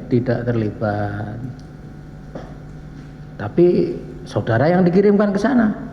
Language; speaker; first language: Indonesian; native; Indonesian